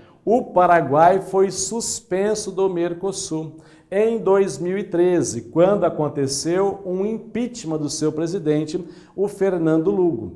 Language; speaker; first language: Portuguese; native; Portuguese